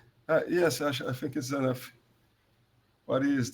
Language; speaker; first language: English; non-native, learner; Portuguese